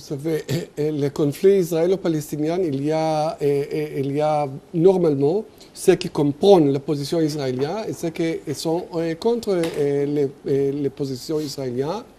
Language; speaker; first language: French; non-native, fluent; Hebrew